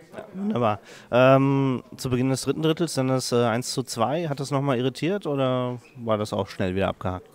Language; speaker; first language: German; native; German